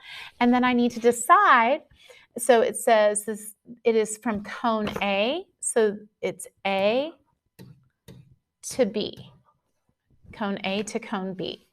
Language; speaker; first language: English; native; English